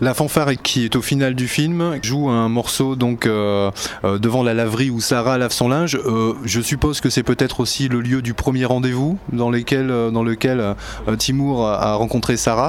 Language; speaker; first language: French; native; French